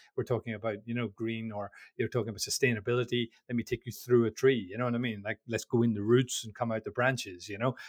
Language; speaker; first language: English; native; English